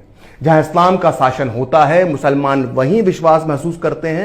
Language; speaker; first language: Hindi; native; Hindi